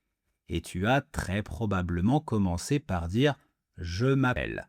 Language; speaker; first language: French; native; French